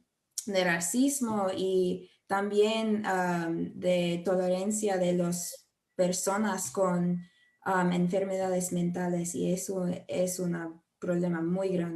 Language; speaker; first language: Spanish; non-native, learner; English